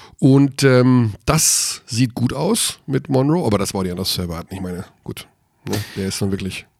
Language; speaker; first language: German; native; German